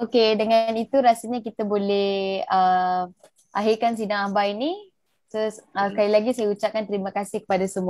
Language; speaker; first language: Malay; native; Malay